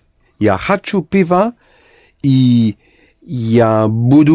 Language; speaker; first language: Russian; non-native, learner; English